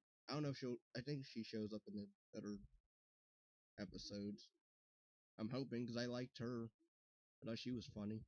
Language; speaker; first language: English; native; English